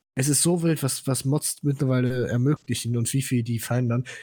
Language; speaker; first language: German; non-native, fluent; Polish